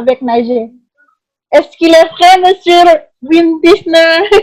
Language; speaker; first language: French; non-native, learner; Indonesian